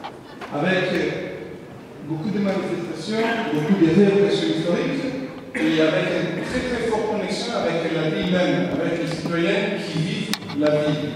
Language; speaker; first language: French; non-native, fluent; Italian